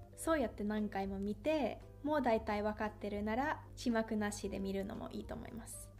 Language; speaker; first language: Japanese; non-native, fluent; Finnish